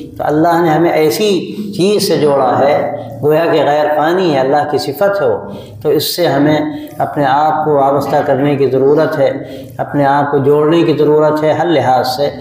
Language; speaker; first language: Urdu; native; Urdu